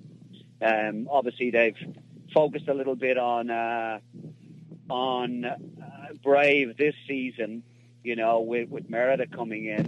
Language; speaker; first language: English; native; English